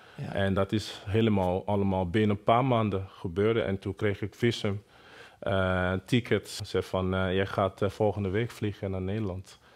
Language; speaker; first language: Dutch; non-native, fluent; Bini